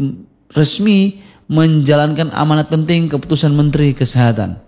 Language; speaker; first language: Indonesian; non-native, local second language; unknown